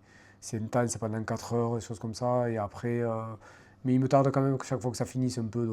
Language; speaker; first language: French; native; French